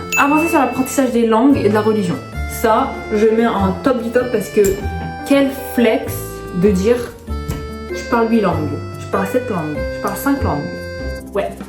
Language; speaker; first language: French; early bilingual, other home language; Arabic